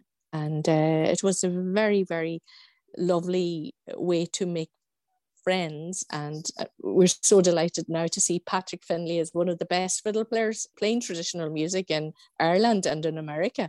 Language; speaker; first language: English; native; English